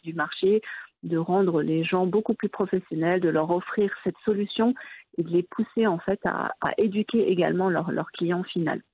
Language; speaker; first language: French; early bilingual, other home language; Arabic